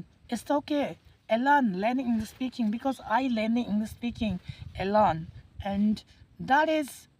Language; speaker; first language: English; non-native, learner; Hindi